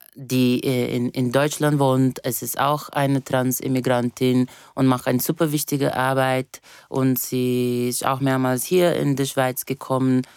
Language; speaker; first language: German; non-native, fluent; Portuguese